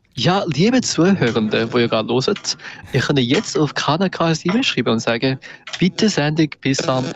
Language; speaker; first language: German; native; German